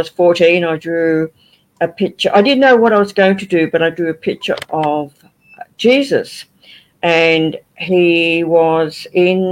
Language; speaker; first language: English; native; English